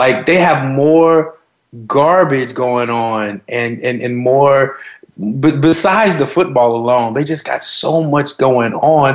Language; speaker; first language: English; native; English